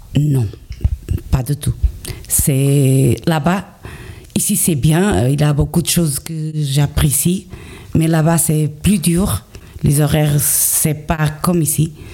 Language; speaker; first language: French; non-native, learner; Portuguese